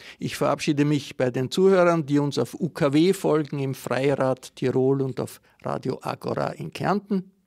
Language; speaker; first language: German; native; German